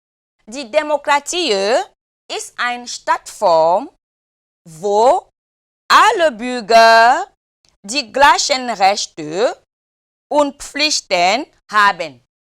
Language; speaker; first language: German; non-native, fluent; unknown